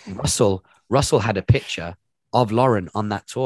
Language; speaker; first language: English; native; English